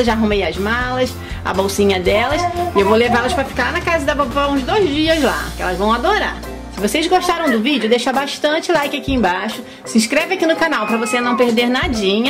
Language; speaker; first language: Portuguese; native; Portuguese